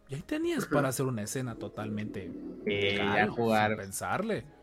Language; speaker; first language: Spanish; native; Spanish